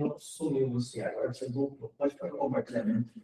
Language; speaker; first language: Portuguese; native; Portuguese